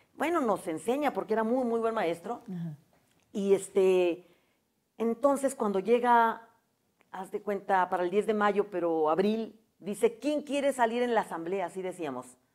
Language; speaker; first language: Spanish; native; Spanish